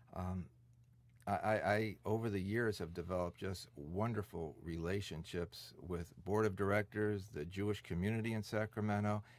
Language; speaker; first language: English; native; English